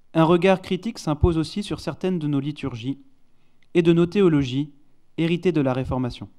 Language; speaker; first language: French; non-native, fluent; Hebrew